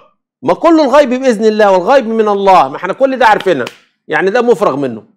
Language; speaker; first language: Arabic; native; Arabic